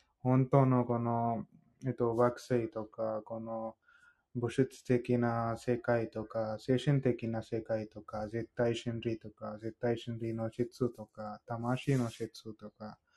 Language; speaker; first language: Japanese; non-native, fluent; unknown